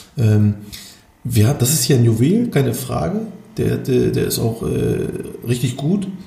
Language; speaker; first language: German; early bilingual, other home language; Turkish